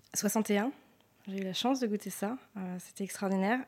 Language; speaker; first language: French; native; French